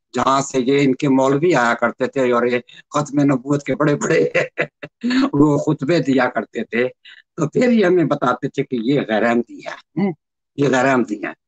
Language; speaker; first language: Urdu; native; Urdu